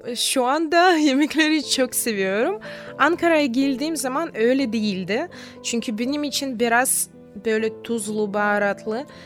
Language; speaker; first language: Turkish; non-native, fluent; Russian